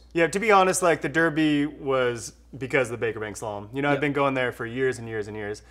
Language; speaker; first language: English; native; English